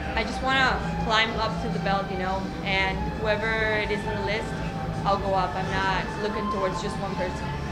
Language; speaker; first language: English; non-native, fluent; Spanish